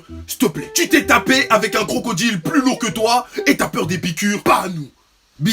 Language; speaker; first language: French; native; French